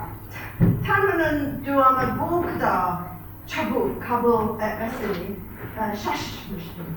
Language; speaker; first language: Turkish; non-native, fluent; English